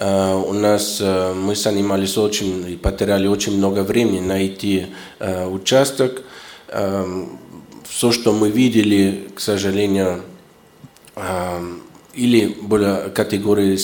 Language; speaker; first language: Russian; non-native, fluent; German